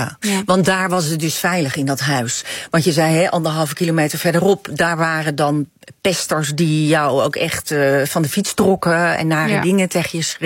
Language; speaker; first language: Dutch; native; Dutch